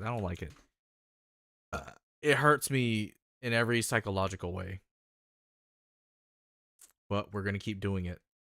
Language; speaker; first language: English; native; English